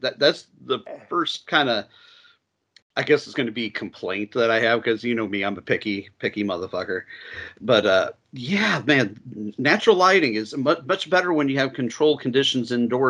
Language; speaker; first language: English; native; English